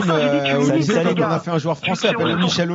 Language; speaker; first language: French; native; French